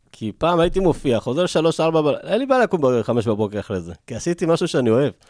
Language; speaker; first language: Hebrew; early bilingual, other home language; Amharic